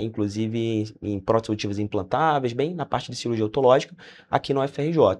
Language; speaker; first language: Portuguese; native; Portuguese